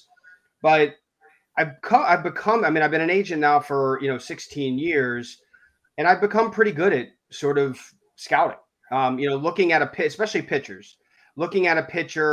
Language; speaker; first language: English; native; English